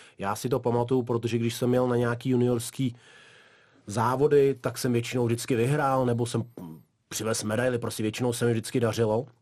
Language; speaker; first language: Czech; early bilingual, other home language; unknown